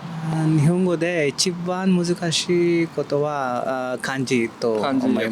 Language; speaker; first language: Japanese; non-native, learner; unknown